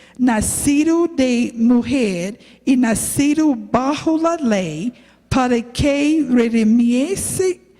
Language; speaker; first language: Spanish; non-native, learner; English